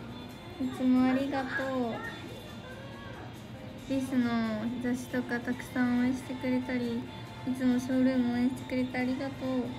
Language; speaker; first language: Japanese; native; Japanese